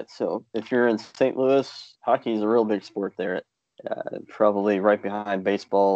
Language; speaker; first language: English; native; English